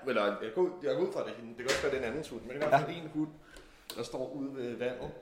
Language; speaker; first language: Danish; native; Danish